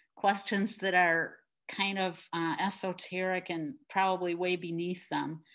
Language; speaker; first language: English; native; English